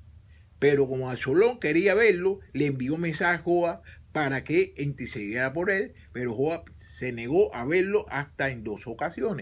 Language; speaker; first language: Spanish; native; Spanish